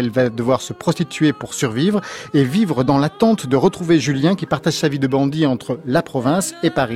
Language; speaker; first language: French; native; French